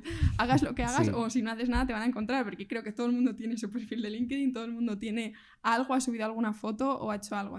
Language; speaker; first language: Spanish; native; Spanish